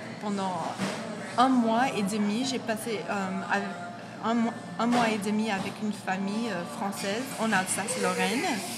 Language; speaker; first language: French; non-native, fluent; English